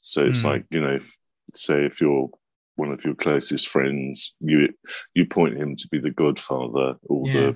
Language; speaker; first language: English; native; English